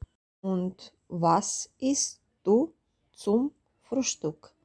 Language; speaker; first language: German; non-native, fluent; Serbian